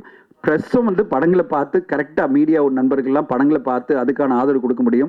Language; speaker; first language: Tamil; native; Tamil